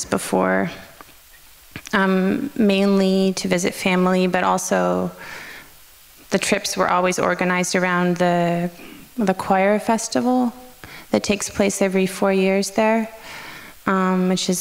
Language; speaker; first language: English; native; English